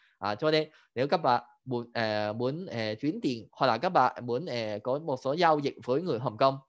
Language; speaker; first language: Vietnamese; non-native, fluent; Cantonese